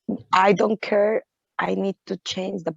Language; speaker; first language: English; non-native, learner; Spanish